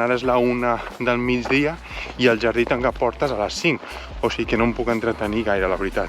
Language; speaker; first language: Catalan; native; Catalan